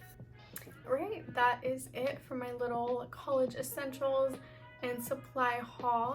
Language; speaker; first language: English; native; English